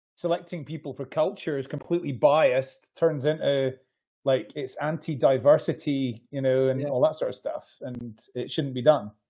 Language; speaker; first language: English; native; English